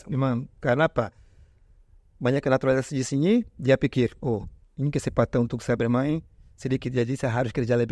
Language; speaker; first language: Indonesian; non-native, fluent; Portuguese